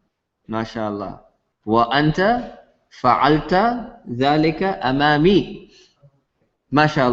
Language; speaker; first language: Arabic; non-native, fluent; English